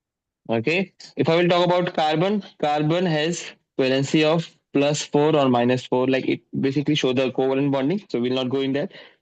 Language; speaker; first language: English; non-native, local second language; Hindi